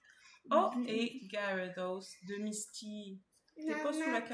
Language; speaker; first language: French; native; French